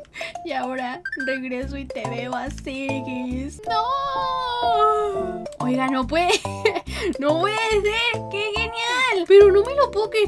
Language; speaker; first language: Spanish; native; Spanish